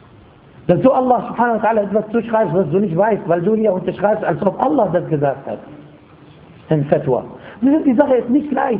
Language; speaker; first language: German; non-native, fluent; Arabic